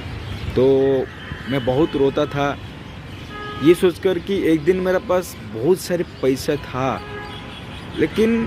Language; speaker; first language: Hindi; non-native, local second language; Odia